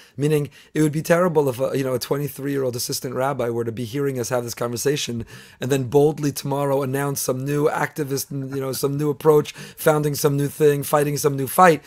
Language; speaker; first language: English; native; English